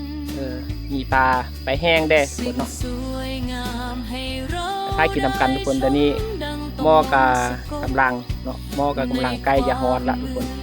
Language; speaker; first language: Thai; non-native, local second language; Lao